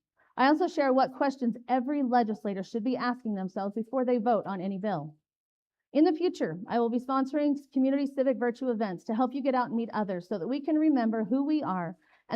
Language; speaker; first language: English; native; English